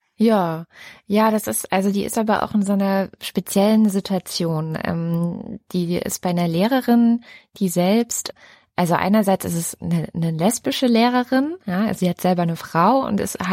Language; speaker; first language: German; native; German